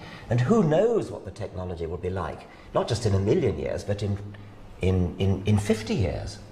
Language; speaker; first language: English; native; English